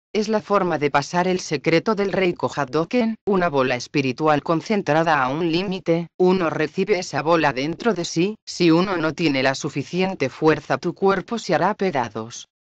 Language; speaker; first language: Spanish; native; Spanish